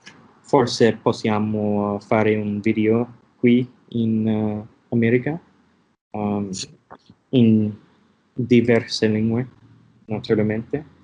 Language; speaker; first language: Italian; non-native, learner; English